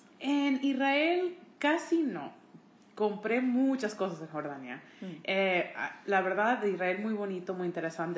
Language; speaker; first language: Spanish; early bilingual, heritage; Spanish